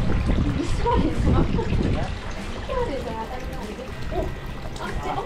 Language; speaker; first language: Japanese; non-native, fluent; Vietnamese